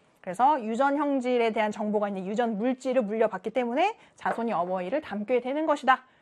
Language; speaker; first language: Korean; native; Korean